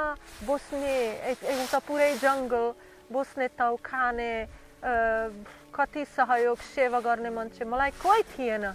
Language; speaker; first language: Nepali; non-native, learner; Slovak